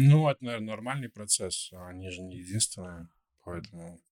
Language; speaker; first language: Russian; native; Russian